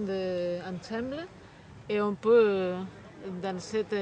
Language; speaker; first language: French; non-native, learner; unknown